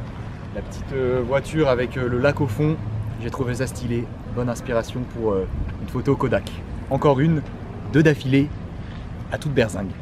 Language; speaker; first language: French; native; French